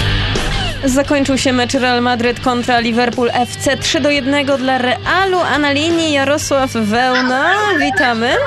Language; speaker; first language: Polish; native; Polish